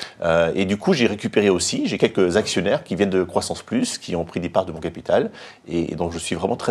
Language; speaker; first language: French; native; French